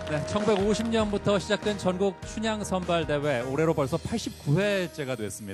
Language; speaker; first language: Korean; native; Korean